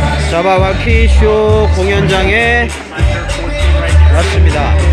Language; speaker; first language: Korean; native; Korean